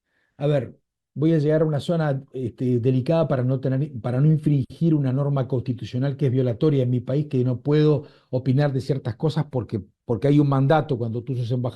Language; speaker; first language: Spanish; native; Spanish